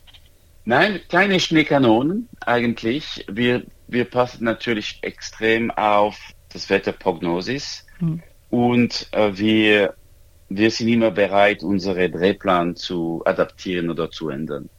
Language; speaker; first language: German; non-native, local second language; French